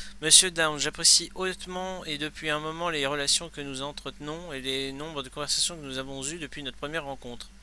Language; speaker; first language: French; native; French